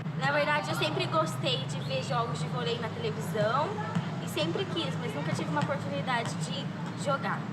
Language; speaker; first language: Portuguese; early bilingual, other home language; Arabic